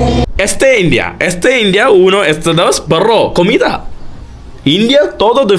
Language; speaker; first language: Spanish; non-native, learner; Malayalam